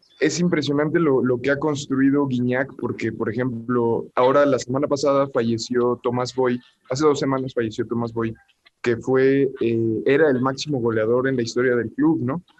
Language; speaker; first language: Spanish; native; Spanish